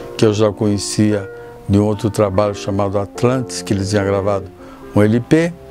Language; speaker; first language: Portuguese; non-native, fluent; Italian